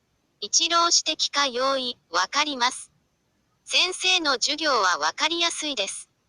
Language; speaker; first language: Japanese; non-native, fluent; Chinese